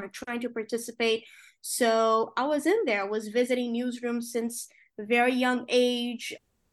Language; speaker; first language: English; non-native, fluent; Portuguese